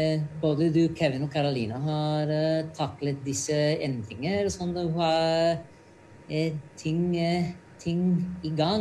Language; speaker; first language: Norwegian; non-native, fluent; English